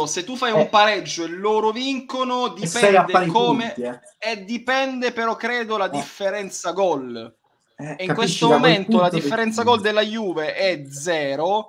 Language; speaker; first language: Italian; native; Italian